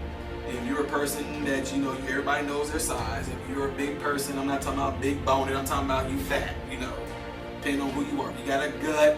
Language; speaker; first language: English; native; English